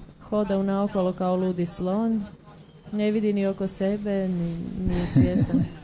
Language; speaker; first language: Croatian; native; Croatian